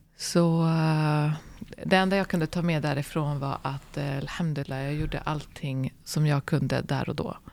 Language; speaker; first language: Swedish; early bilingual, other home language; Arabic